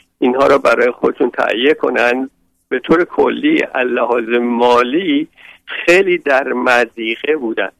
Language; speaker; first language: Persian; native; Persian